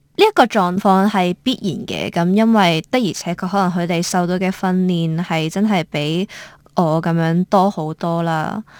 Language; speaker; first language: Cantonese; native; Cantonese